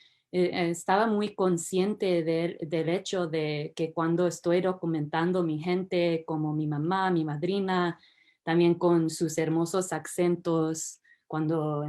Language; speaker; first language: Spanish; early bilingual, heritage; English